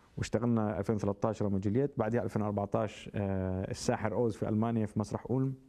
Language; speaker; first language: Arabic; native; Arabic